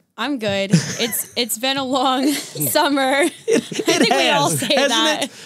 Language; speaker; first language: English; native; English